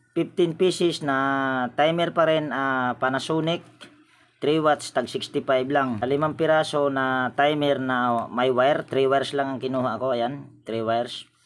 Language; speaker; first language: Filipino; native; Filipino